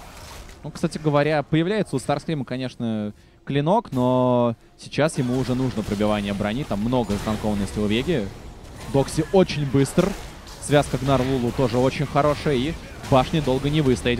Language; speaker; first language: Russian; native; Russian